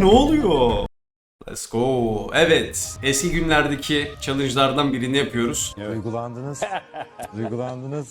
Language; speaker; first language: Turkish; native; Turkish